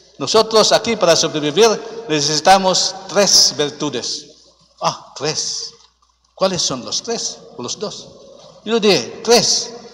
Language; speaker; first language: Spanish; non-native, fluent; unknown